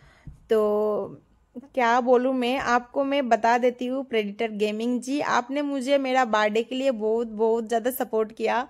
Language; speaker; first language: Hindi; non-native, local second language; Bangla